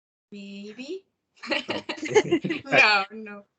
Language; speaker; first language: English; non-native, learner; Spanish